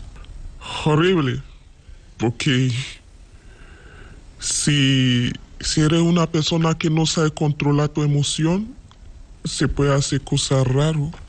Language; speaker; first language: Spanish; non-native, learner; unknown